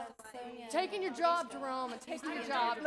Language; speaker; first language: English; native; English